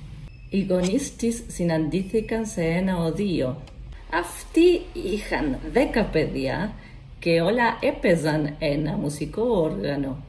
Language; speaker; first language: Greek; non-native, learner; Spanish